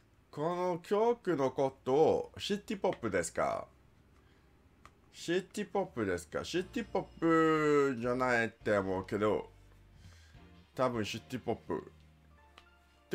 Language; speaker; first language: Japanese; non-native, learner; English